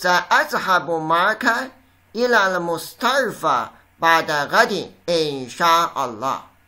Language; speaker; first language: Arabic; non-native, fluent; Chinese